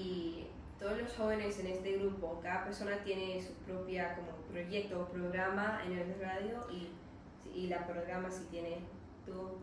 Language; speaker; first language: Spanish; non-native, learner; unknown